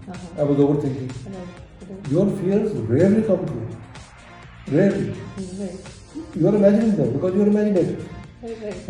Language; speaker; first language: English; non-native, local second language; Hindi